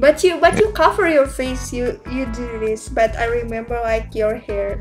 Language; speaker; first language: English; non-native, learner; Indonesian